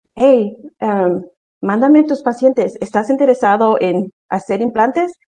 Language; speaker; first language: Spanish; early bilingual, heritage; Spanish